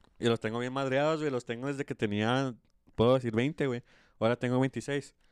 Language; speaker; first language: Spanish; early bilingual, heritage; Spanish